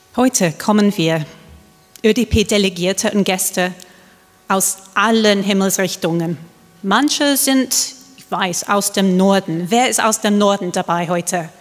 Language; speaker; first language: German; non-native, fluent; English